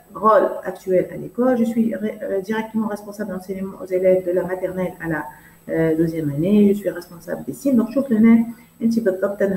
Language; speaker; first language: French; non-native, local second language; Arabic